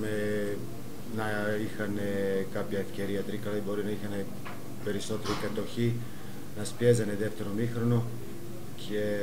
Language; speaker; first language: Greek; non-native, fluent; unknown